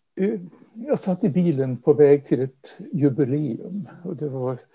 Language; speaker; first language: Swedish; native; Swedish